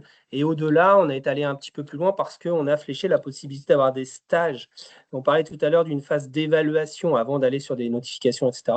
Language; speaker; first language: French; native; French